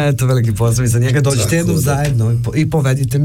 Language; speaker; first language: Serbian; native; Serbian